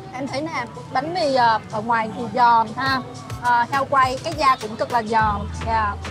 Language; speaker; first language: Vietnamese; native; Vietnamese